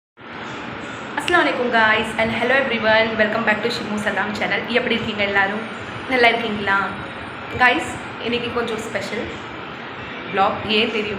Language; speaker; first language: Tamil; non-native, local second language; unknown